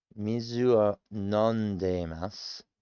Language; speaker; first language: Japanese; non-native, learner; English